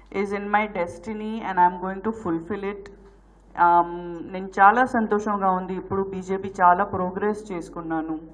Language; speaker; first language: Telugu; non-native, learner; Gujarati